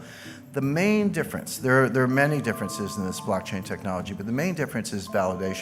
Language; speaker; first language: English; native; English